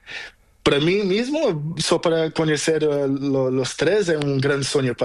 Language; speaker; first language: Spanish; non-native, learner; Portuguese